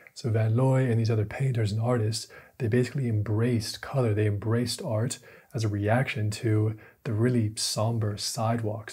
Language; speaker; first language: English; native; English